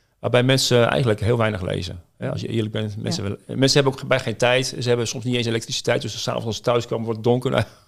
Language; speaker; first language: Dutch; native; Dutch